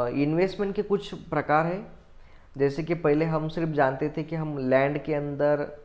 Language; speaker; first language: Hindi; non-native, local second language; Marathi